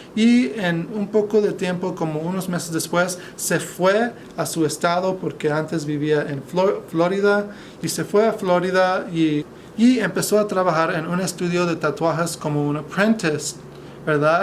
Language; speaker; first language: Spanish; non-native, fluent; English